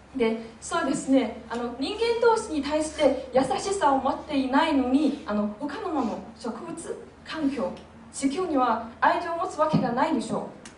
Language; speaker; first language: Japanese; non-native, fluent; Chinese